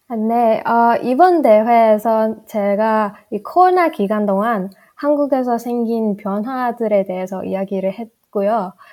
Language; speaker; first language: Korean; non-native, fluent; Burmese